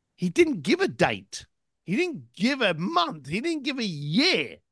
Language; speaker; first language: English; native; English